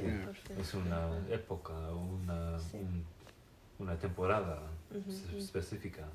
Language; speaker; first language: Spanish; non-native, fluent; English